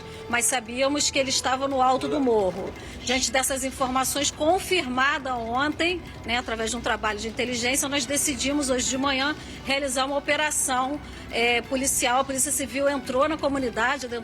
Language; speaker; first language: Portuguese; native; Portuguese